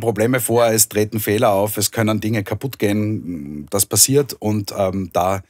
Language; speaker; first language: German; native; German